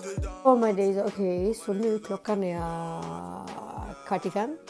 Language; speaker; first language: Swedish; native; Swedish